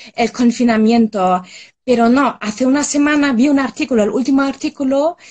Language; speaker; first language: Spanish; non-native, fluent; German